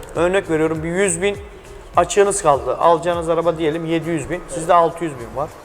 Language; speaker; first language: Turkish; native; Turkish